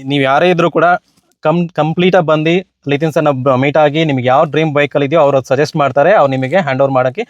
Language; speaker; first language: Kannada; native; Kannada